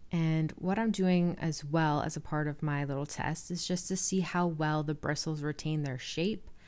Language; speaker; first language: English; native; English